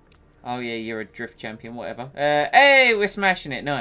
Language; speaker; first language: English; native; English